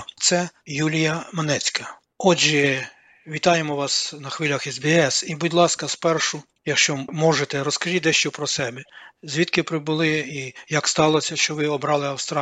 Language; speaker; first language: Ukrainian; native; Ukrainian